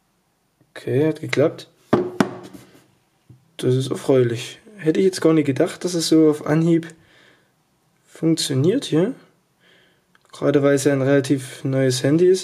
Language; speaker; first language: German; native; German